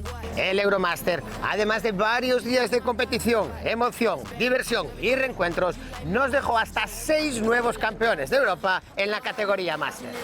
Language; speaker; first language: Spanish; native; Spanish